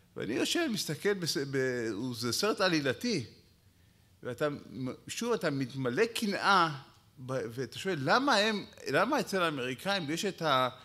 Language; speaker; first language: Hebrew; native; Hebrew